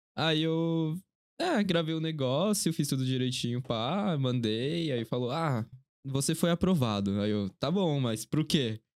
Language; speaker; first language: Portuguese; early bilingual, other home language; Korean